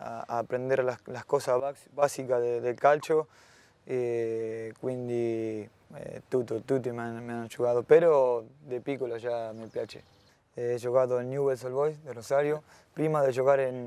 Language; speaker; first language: Italian; non-native, fluent; Spanish